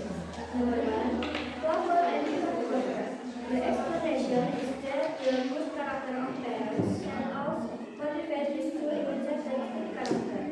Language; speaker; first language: English; non-native, learner; Indonesian